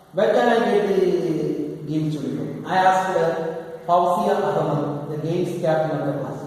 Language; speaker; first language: English; non-native, local second language; Malayalam